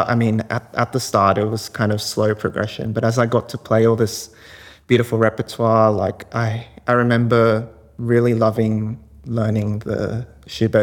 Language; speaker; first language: English; native; English